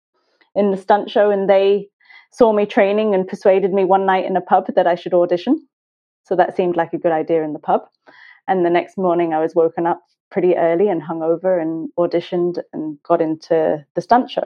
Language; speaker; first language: English; native; English